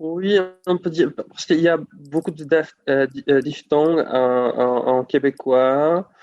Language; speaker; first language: French; non-native, fluent; Czech